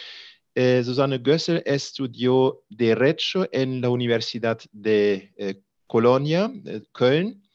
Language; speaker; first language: Spanish; non-native, fluent; German